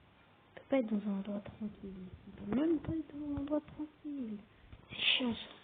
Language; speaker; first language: French; native; French